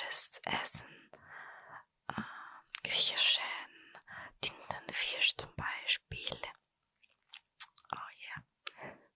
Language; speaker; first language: German; non-native, fluent; Russian